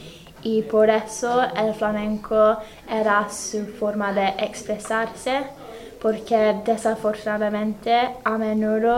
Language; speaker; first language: Spanish; non-native, fluent; English